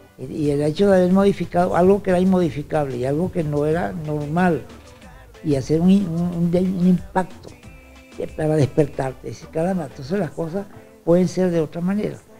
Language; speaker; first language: Spanish; native; Spanish